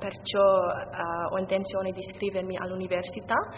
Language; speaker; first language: Italian; non-native, learner; English